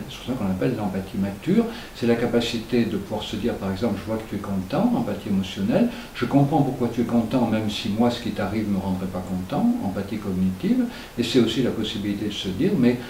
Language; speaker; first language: French; native; French